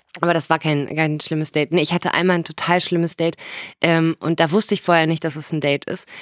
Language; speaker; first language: German; native; German